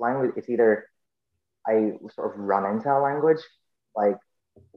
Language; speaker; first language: English; native; English